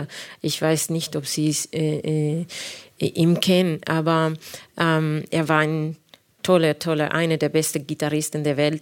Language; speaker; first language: German; non-native, fluent; Spanish